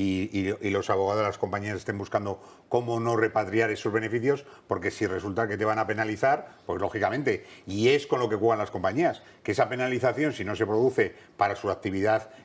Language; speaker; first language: Spanish; native; Spanish